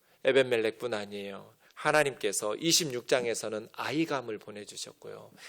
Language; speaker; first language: Korean; native; Korean